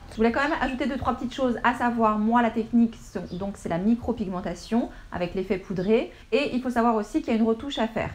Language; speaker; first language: French; native; French